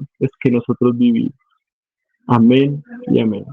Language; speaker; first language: Spanish; native; Spanish